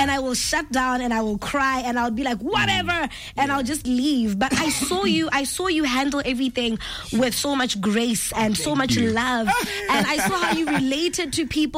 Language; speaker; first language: English; non-native, local second language; Tswana